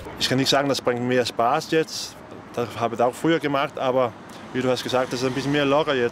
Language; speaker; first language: German; non-native, learner; Danish